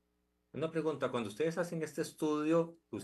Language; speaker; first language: Spanish; native; Spanish